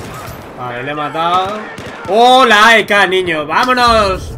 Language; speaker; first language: Spanish; native; Spanish